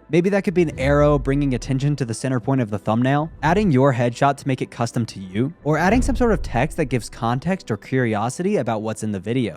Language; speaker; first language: English; native; English